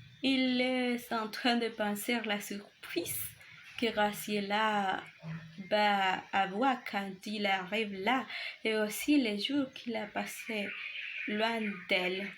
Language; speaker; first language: French; non-native, learner; Spanish